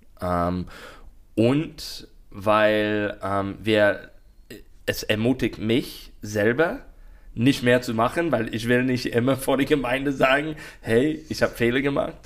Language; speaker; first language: German; non-native, learner; English